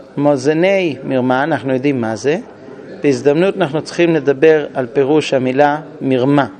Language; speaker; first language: Hebrew; non-native, fluent; English